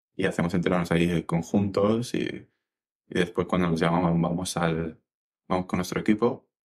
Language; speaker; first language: Spanish; native; Spanish